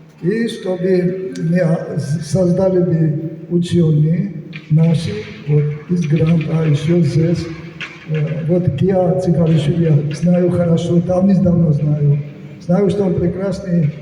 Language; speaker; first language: Russian; non-native, fluent; Georgian